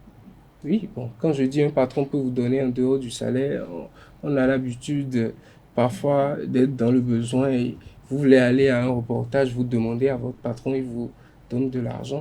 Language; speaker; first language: French; non-native, local second language; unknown